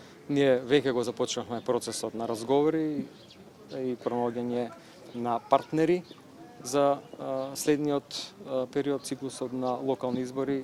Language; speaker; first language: Macedonian; native; Macedonian